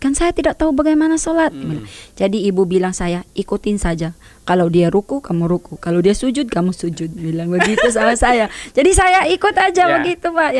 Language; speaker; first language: Indonesian; non-native, fluent; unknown